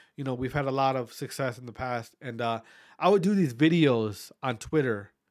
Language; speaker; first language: English; native; English